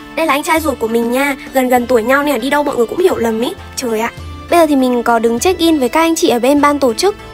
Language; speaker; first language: Vietnamese; early bilingual, heritage; Vietnamese